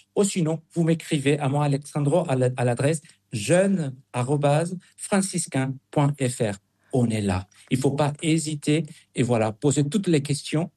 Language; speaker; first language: French; non-native, fluent; Spanish